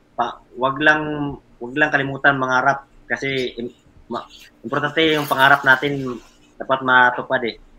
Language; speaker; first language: Filipino; native; Filipino